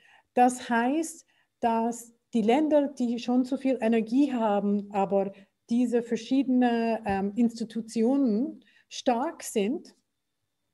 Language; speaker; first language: German; non-native, fluent; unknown